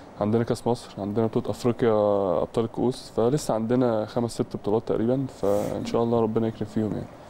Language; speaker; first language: Arabic; native; Arabic